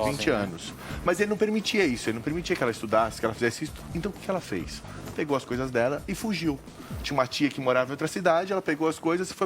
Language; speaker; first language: Portuguese; native; Portuguese